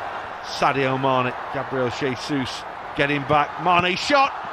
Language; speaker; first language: English; native; English